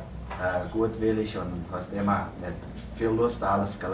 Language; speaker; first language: German; early bilingual, heritage; German